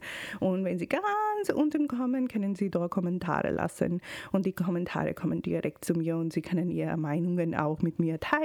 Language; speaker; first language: German; non-native, fluent; Urdu